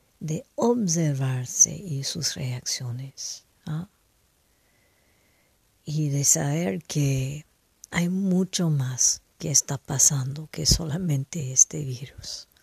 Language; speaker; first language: Spanish; non-native, fluent; French